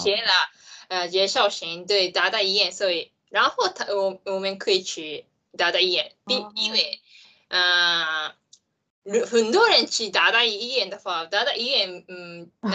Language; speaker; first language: Chinese; non-native, learner; Japanese